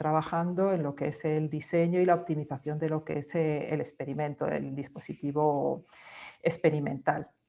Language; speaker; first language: Spanish; native; Spanish